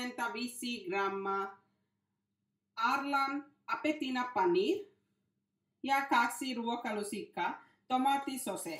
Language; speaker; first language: Finnish; non-native, learner; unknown